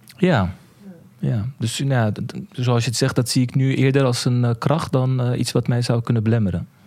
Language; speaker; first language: Dutch; early bilingual, other home language; Turkish